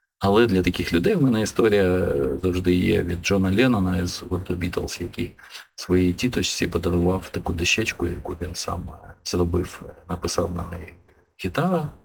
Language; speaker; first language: Ukrainian; non-native, local second language; Russian